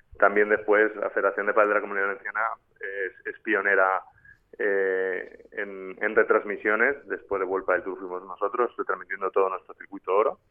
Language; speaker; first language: Spanish; native; Spanish